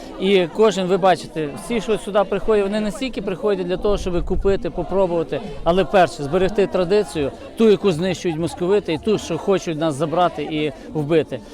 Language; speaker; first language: Ukrainian; native; Ukrainian